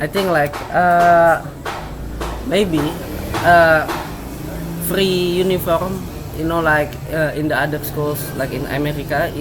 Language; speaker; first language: English; non-native, learner; Indonesian